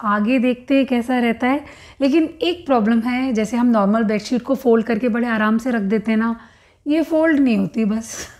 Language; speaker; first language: Hindi; native; Hindi